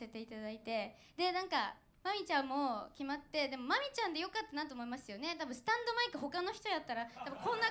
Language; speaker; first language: Japanese; native; Japanese